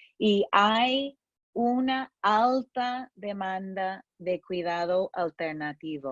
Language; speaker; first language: Spanish; non-native, fluent; English